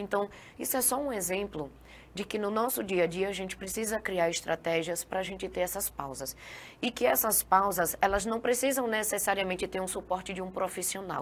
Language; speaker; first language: Portuguese; native; Portuguese